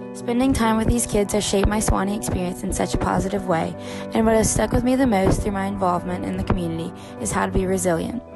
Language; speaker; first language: English; native; English